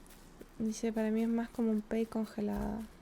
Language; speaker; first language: Spanish; native; Spanish